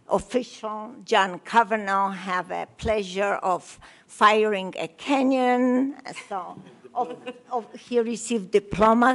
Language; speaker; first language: English; non-native, learner; Polish